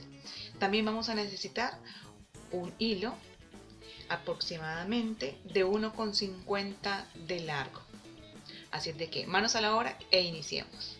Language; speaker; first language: Spanish; native; Spanish